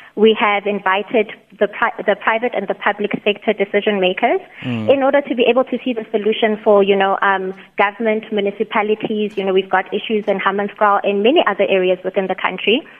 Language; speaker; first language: English; non-native, local second language; Tswana